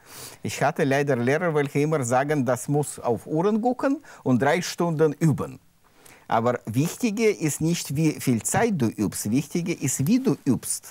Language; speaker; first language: German; non-native, learner; Russian